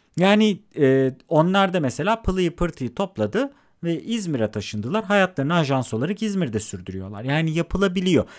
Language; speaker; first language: Turkish; native; Turkish